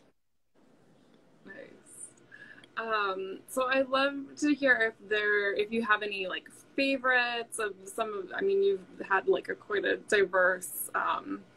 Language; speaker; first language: English; native; English